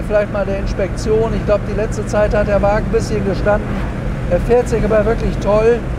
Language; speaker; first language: German; native; German